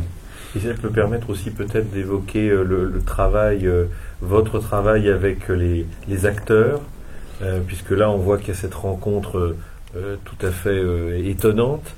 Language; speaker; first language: French; native; French